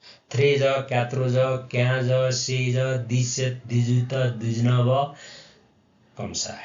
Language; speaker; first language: French; non-native, learner; Nepali